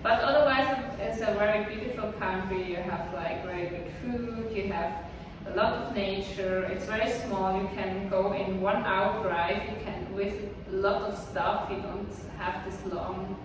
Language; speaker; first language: English; non-native, fluent; Swiss German